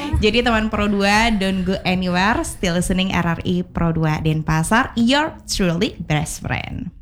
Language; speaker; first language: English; non-native, learner; Indonesian